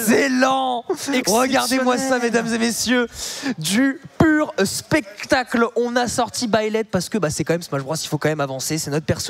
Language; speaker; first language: French; native; French